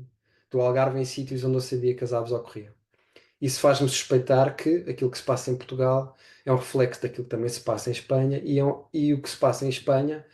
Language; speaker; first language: Portuguese; native; Portuguese